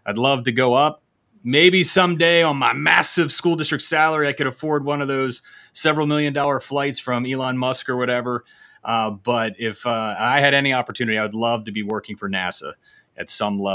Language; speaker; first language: English; native; English